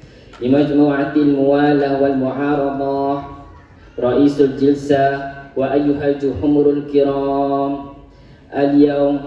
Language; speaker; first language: Arabic; non-native, learner; Malay